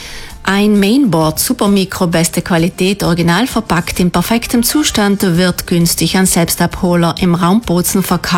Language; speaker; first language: German; native; German